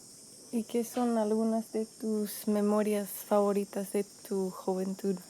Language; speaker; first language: Spanish; non-native, fluent; English